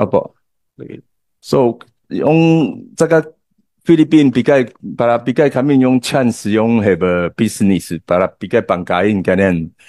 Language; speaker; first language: Filipino; non-native, learner; Chinese